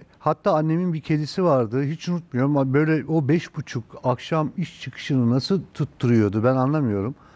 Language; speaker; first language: Turkish; native; Turkish